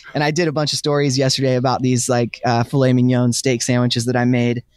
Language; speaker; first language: English; native; English